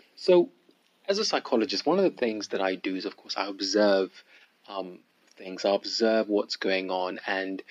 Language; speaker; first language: English; early bilingual, other home language; Yoruba